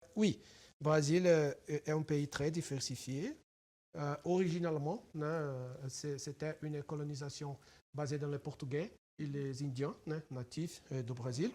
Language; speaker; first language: French; non-native, fluent; Portuguese